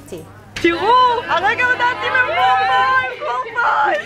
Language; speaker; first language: Hebrew; native; Hebrew